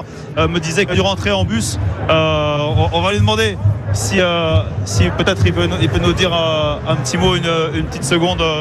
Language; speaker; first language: French; native; French